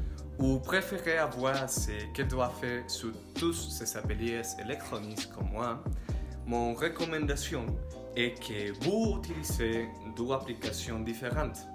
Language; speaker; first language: French; non-native, learner; Spanish